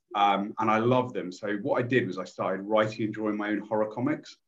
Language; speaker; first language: English; native; English